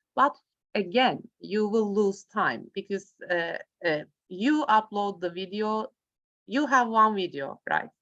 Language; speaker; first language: English; non-native, fluent; Turkish